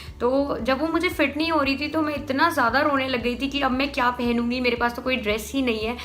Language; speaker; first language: Hindi; native; Hindi